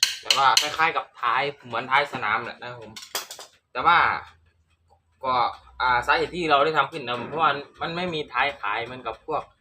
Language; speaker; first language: Thai; native; Thai